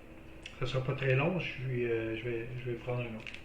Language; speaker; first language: French; native; French